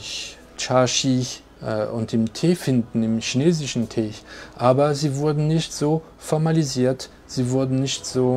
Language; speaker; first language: German; non-native, fluent; French